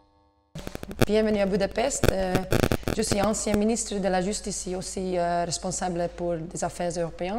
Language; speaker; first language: French; non-native, learner; Hungarian